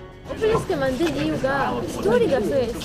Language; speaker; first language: Korean; non-native, fluent; Arabic